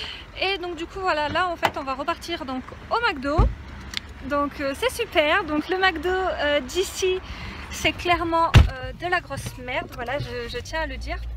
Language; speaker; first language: French; native; French